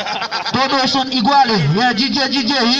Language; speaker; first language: Spanish; non-native, learner; Haitian Creole